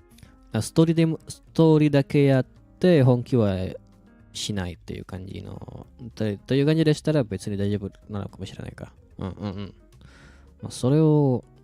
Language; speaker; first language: Japanese; non-native, fluent; Indonesian